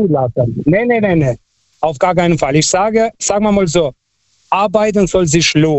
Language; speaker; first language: German; non-native, fluent; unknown